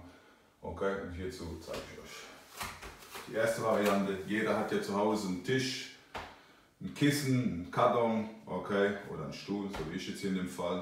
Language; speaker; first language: German; native; German